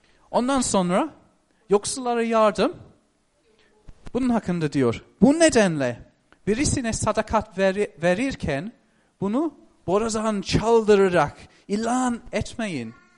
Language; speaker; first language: Turkish; non-native, fluent; English